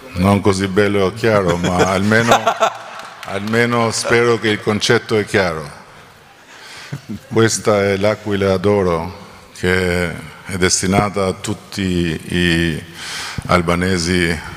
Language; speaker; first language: Italian; non-native, fluent; Albanian